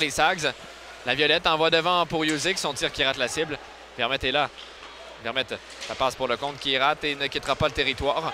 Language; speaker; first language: French; native; French